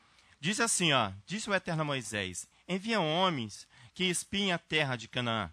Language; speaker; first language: Portuguese; native; Portuguese